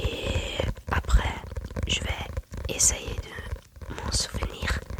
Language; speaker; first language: French; non-native, learner; German